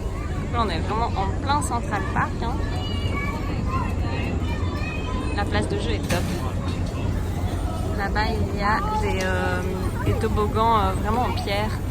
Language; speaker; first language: French; native; French